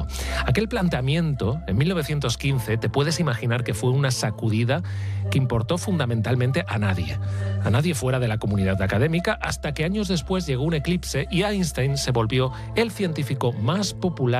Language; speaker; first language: Spanish; native; Spanish